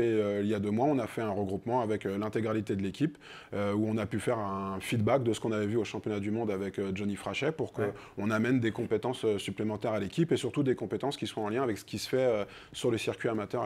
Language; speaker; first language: French; native; French